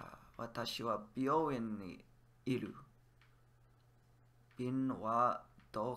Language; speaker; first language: Japanese; non-native, learner; English